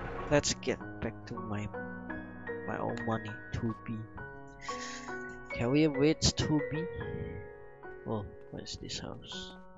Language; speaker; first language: English; non-native, learner; Indonesian